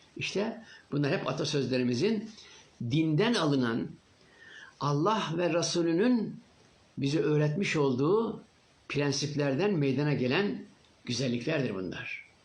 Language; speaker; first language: Turkish; native; Turkish